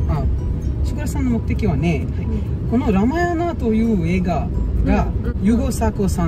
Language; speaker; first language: Japanese; non-native, learner; Tamil